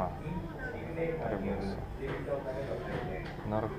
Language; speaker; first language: Japanese; non-native, learner; Russian